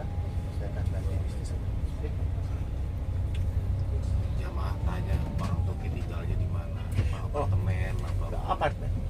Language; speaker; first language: Indonesian; non-native, fluent; Turkish